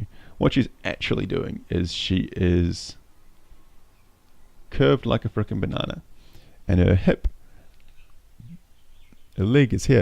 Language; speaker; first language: English; native; English